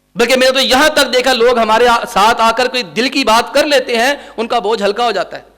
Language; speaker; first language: Urdu; non-native, local second language; Punjabi